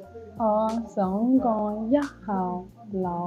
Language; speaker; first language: Cantonese; non-native, learner; English